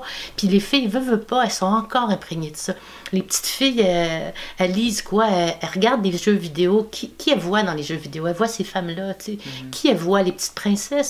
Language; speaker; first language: French; native; French